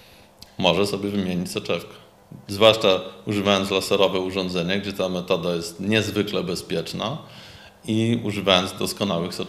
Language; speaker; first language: Polish; native; Polish